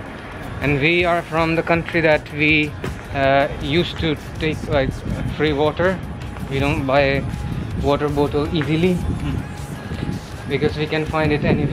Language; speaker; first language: English; non-native, local second language; Hindi